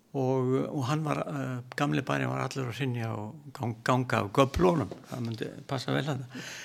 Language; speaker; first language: Icelandic; native; Icelandic